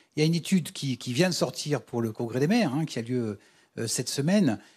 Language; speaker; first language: French; native; French